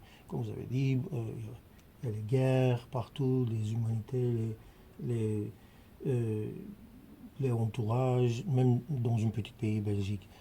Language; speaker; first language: French; non-native, fluent; Armenian